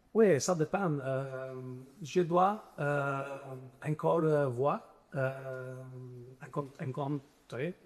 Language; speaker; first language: French; non-native, fluent; Italian